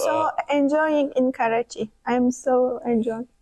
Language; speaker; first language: English; non-native, learner; Turkish